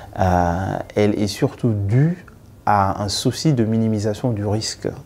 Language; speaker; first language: French; non-native, local second language; Wolof